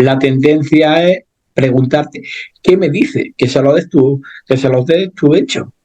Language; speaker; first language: Spanish; native; Spanish